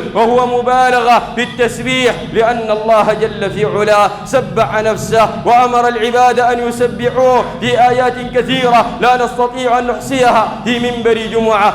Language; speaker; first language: Arabic; native; Arabic